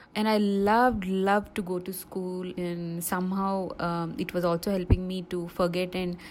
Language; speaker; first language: English; non-native, local second language; Telugu